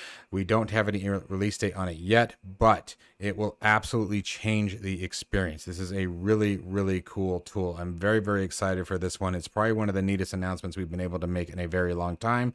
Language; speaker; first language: English; native; English